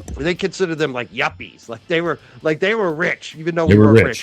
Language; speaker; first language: English; native; English